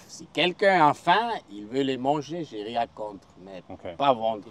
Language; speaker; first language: French; non-native, local second language; German